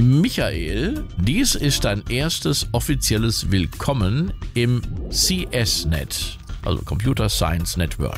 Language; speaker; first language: German; native; German